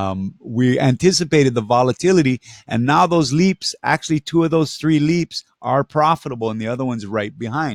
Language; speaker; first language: English; native; English